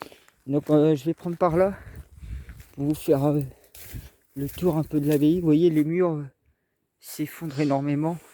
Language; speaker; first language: French; native; French